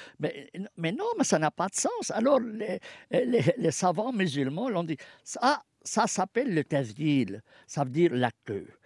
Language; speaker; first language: French; non-native, fluent; Arabic